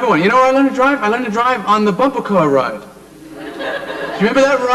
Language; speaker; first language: English; native; English